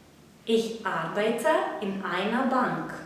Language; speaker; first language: German; non-native, fluent; Belarusian